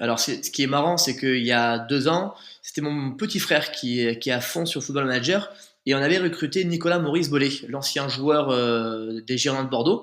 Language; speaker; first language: French; native; French